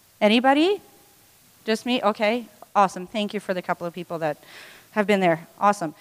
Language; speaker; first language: English; non-native, local second language; Swedish